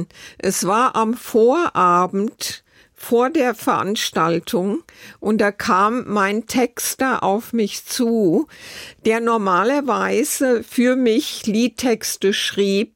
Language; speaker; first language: German; native; German